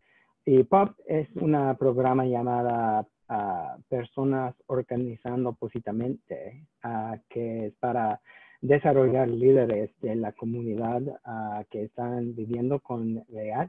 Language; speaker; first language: Spanish; non-native, learner; English